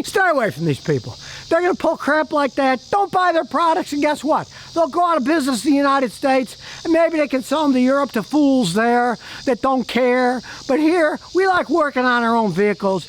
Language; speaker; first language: English; native; English